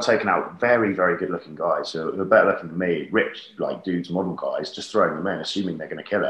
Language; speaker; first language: English; native; English